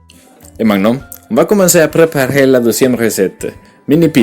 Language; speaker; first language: French; non-native, learner; Spanish